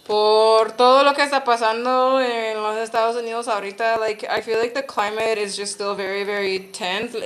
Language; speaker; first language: Spanish; non-native, learner; English